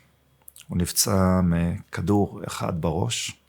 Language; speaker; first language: Hebrew; early bilingual, other home language; German